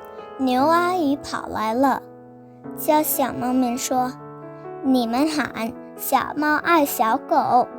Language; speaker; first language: Chinese; non-native, learner; Vietnamese